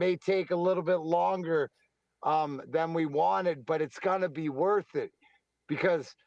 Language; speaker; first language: English; native; English